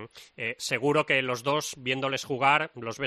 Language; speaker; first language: Spanish; native; Spanish